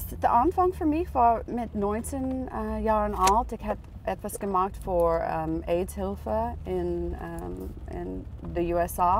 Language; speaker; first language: German; non-native, learner; English